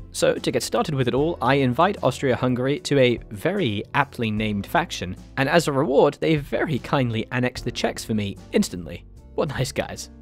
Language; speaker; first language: English; native; English